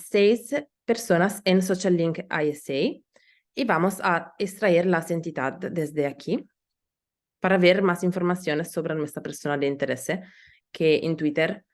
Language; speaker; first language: Spanish; non-native, learner; Italian